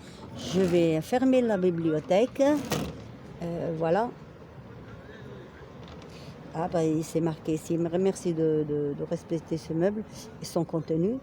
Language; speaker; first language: French; non-native, local second language; Arabic